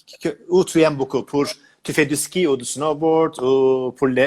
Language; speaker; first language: French; non-native, learner; Turkish